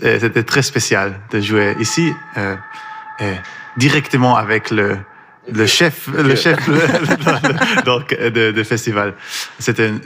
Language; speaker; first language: French; non-native, learner; Persian